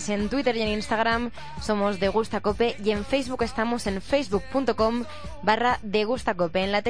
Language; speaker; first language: Spanish; native; Spanish